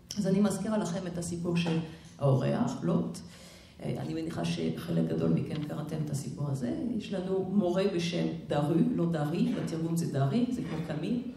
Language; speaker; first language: Hebrew; non-native, fluent; French